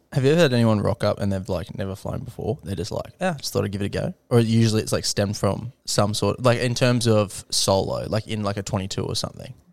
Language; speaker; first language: English; native; English